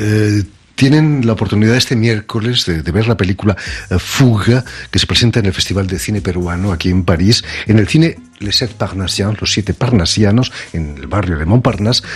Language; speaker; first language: Spanish; native; Spanish